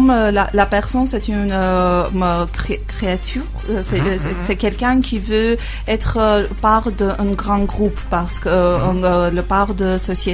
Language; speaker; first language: French; non-native, learner; Armenian